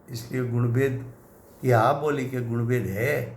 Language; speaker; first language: Hindi; non-native, local second language; Gujarati